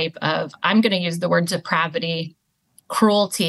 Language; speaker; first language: English; native; English